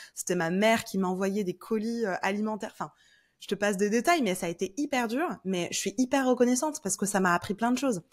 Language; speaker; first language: French; native; French